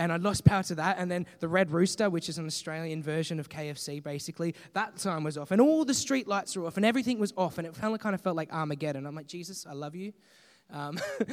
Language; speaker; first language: English; native; English